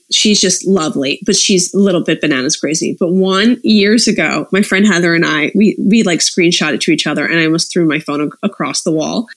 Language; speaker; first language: English; native; English